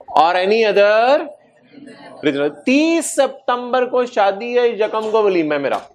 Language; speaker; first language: Urdu; native; Urdu